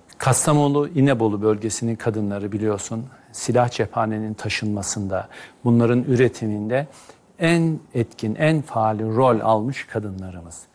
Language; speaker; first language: Turkish; native; Turkish